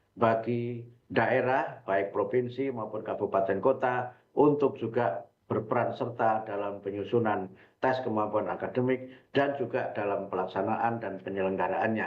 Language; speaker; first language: Indonesian; native; Indonesian